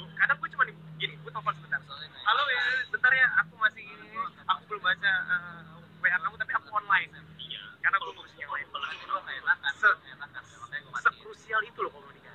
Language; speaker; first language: Indonesian; native; Indonesian